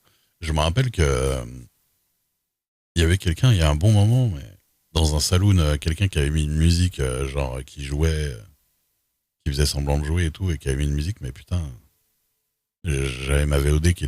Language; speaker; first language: French; native; French